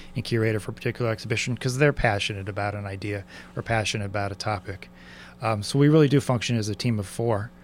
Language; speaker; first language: English; native; English